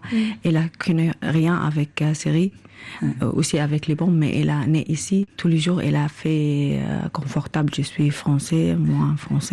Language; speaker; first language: French; non-native, learner; Arabic